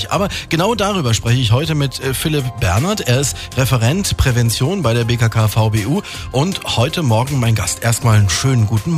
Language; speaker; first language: German; native; German